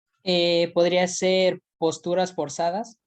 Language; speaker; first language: Spanish; native; Spanish